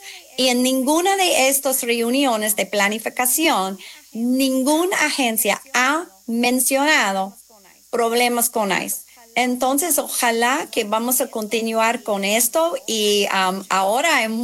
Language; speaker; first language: Spanish; non-native, fluent; English